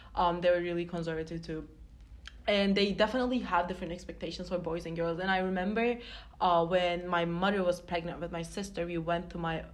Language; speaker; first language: English; non-native, fluent; Turkish